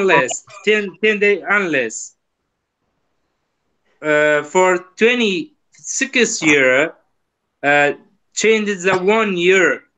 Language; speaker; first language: English; non-native, learner; Kurdish